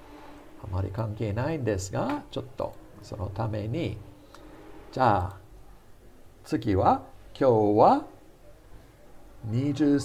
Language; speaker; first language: Japanese; non-native, fluent; English